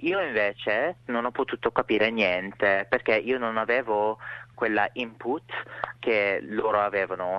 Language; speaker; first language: Italian; non-native, fluent; English